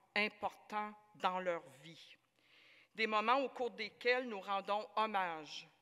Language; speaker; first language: French; native; French